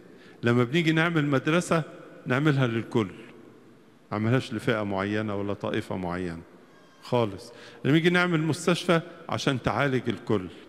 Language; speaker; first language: Arabic; native; Arabic